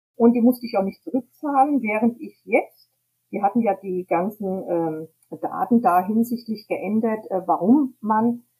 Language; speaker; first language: German; native; German